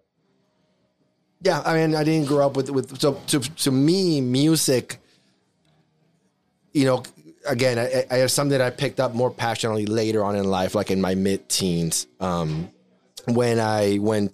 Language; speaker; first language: English; non-native, fluent; Spanish